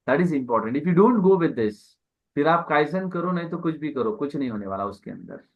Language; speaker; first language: Hindi; non-native, local second language; Marathi